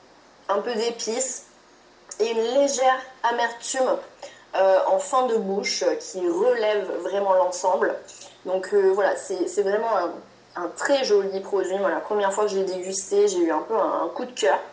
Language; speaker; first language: French; native; French